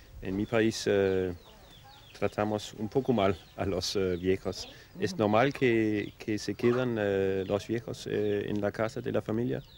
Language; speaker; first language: Spanish; non-native, learner; Danish